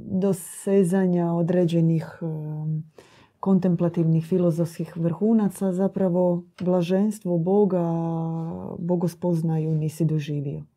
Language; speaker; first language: Croatian; native; Croatian